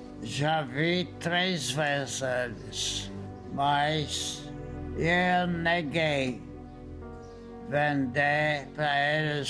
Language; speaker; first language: Portuguese; non-native, fluent; Polish